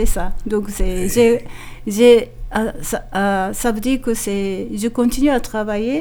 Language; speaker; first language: French; non-native, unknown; Japanese